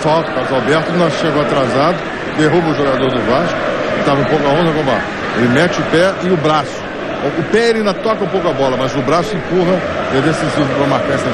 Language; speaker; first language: Portuguese; native; Portuguese